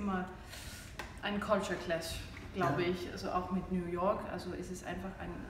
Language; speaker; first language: German; non-native, fluent; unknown